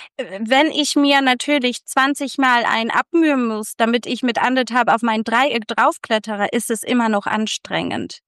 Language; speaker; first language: German; early bilingual, other home language; Polish